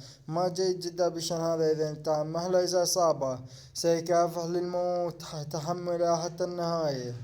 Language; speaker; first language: Arabic; native; Arabic